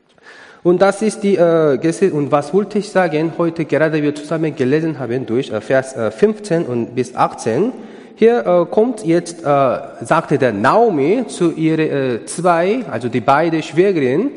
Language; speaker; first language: German; non-native, learner; Korean